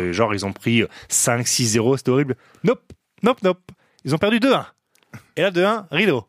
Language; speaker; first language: French; native; French